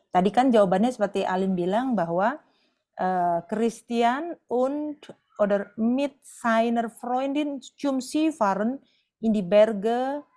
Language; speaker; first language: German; non-native, fluent; Indonesian